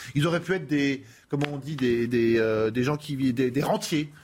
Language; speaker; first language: French; non-native, fluent; English